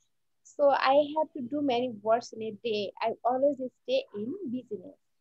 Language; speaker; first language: English; non-native, learner; Bangla